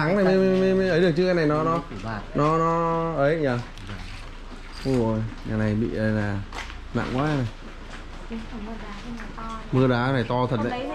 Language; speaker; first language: Vietnamese; native; Vietnamese